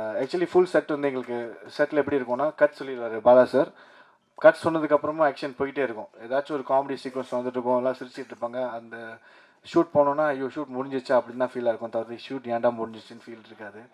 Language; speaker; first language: Tamil; early bilingual, heritage; Tamil